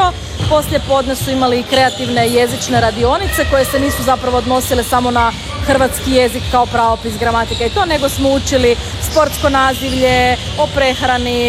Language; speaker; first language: Serbian; native; Serbian